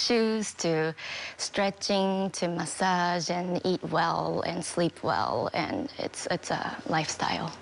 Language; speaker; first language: English; non-native, fluent; Japanese